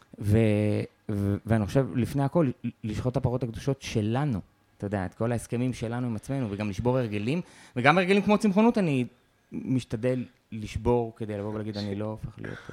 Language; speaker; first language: Hebrew; native; Hebrew